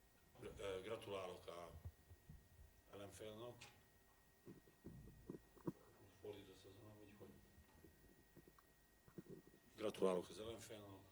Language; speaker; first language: Hungarian; non-native, learner; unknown